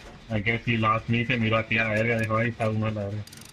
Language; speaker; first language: Spanish; early bilingual, heritage; Spanish